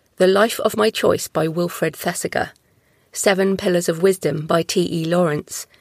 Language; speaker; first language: English; native; English